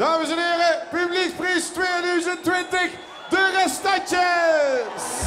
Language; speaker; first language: Dutch; native; Dutch